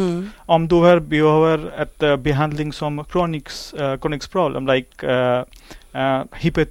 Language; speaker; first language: Swedish; non-native, learner; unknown